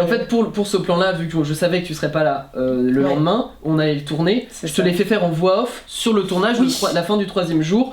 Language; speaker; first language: French; native; French